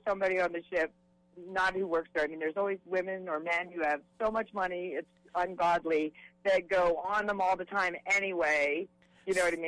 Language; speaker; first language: English; native; English